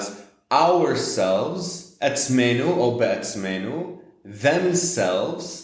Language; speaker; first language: Hebrew; non-native, fluent; English